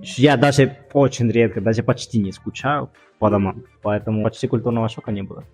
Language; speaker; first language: Russian; non-native, fluent; Spanish